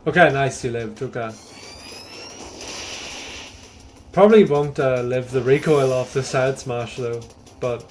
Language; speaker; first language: English; native; English